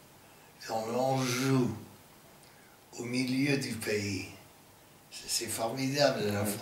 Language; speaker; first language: French; non-native, fluent; English